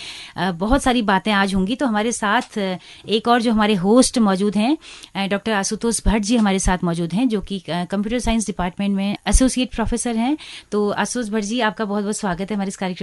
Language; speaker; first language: Hindi; native; Hindi